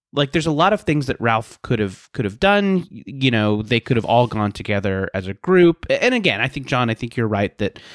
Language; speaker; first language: English; native; English